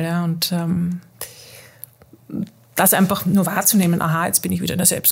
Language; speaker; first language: German; early bilingual, heritage; German